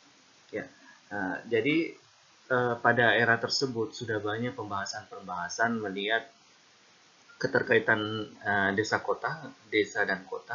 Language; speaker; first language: Indonesian; native; Indonesian